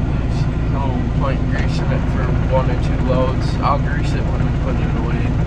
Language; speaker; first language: English; native; English